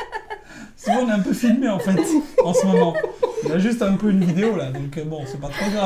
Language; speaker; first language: French; native; French